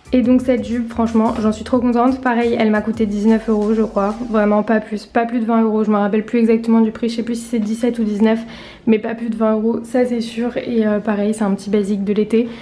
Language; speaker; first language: French; native; French